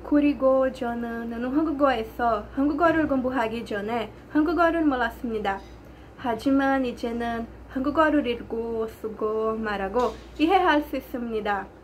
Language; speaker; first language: Korean; non-native, learner; Portuguese